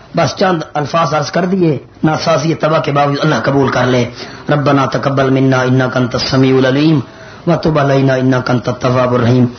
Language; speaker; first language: Urdu; non-native, local second language; Punjabi